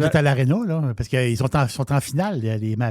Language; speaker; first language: French; native; French